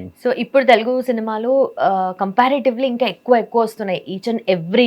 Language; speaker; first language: Telugu; native; Telugu